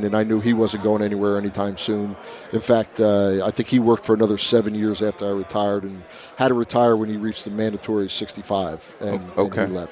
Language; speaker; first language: English; native; English